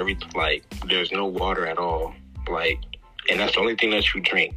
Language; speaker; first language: English; native; English